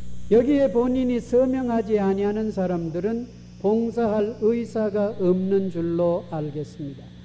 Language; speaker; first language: Korean; native; Korean